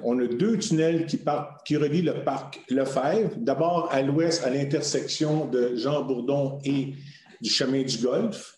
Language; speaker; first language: French; native; French